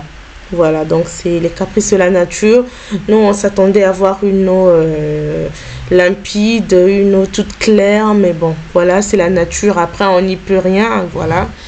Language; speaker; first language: French; native; French